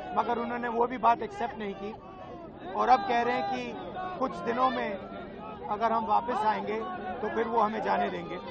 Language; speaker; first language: Hindi; native; Hindi